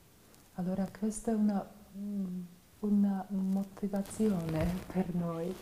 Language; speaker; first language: Italian; non-native, fluent; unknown